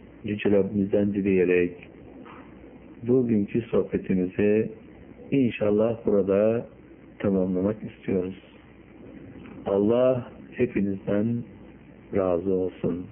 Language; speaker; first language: Turkish; native; Turkish